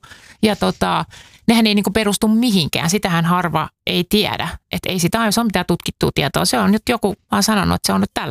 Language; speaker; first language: Finnish; native; Finnish